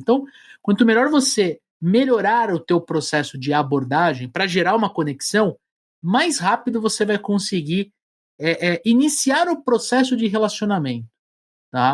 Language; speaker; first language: Portuguese; native; Portuguese